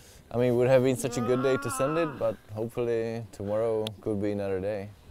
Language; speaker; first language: English; non-native, fluent; Czech